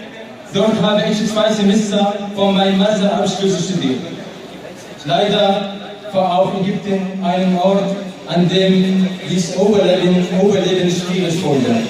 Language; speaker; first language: German; non-native, learner; Arabic